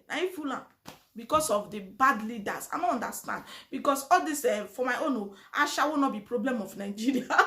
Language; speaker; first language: Nigerian Pidgin; native; Nigerian Pidgin